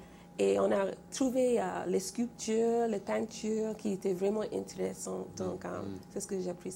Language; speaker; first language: French; non-native, fluent; English